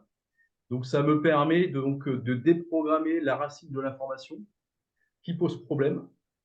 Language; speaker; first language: French; native; French